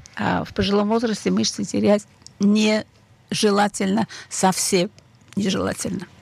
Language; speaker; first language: Russian; native; Russian